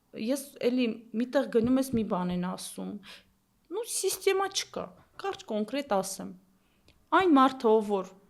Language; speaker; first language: Armenian; early bilingual, heritage; Armenian